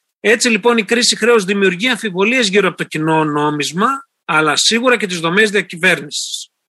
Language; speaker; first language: Greek; native; Greek